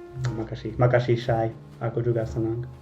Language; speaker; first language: Indonesian; non-native, fluent; Hungarian